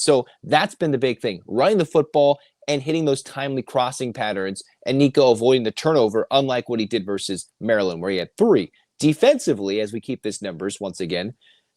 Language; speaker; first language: English; native; English